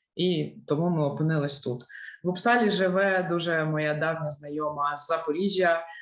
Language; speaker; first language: Ukrainian; non-native, local second language; Russian